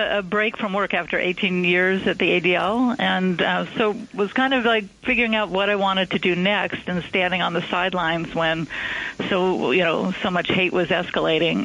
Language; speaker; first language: English; native; English